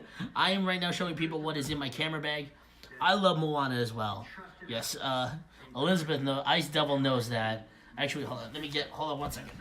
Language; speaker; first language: English; native; English